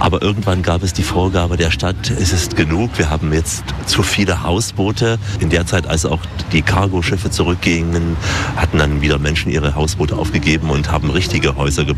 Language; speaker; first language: German; native; German